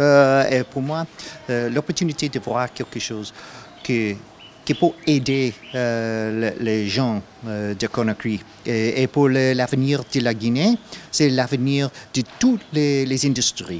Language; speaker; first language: French; non-native, learner; English